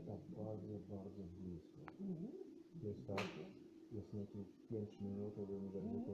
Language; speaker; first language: Polish; non-native, learner; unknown